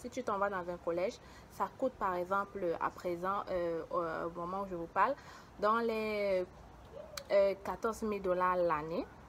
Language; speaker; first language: French; native; French